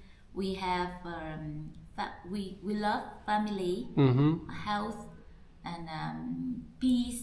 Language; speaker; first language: English; non-native, learner; Vietnamese